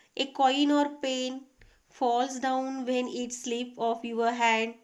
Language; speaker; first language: English; non-native, local second language; Marathi